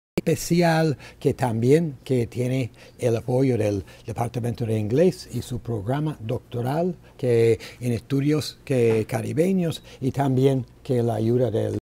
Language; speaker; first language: Spanish; native; Spanish